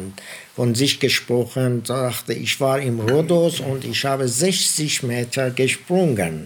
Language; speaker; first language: German; non-native, fluent; Persian